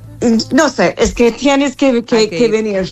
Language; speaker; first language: Spanish; non-native, fluent; English